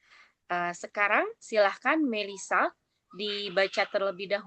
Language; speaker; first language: Indonesian; native; Indonesian